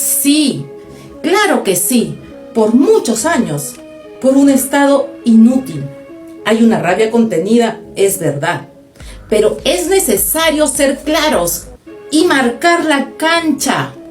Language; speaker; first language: Spanish; native; Spanish